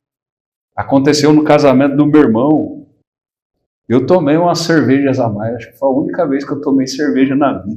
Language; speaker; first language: Portuguese; native; Portuguese